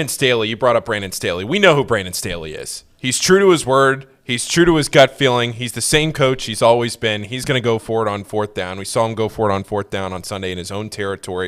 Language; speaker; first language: English; native; English